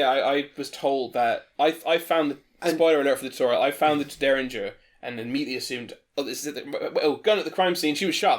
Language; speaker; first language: English; native; English